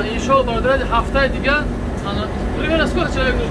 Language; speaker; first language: Russian; non-native, learner; Tajik